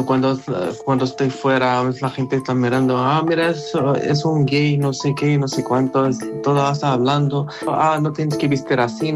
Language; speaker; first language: Spanish; non-native, learner; Arabic